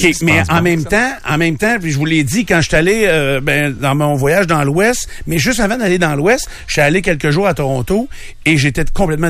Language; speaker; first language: French; native; French